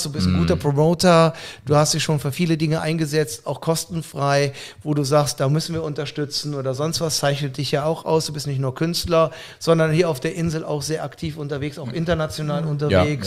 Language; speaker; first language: German; native; German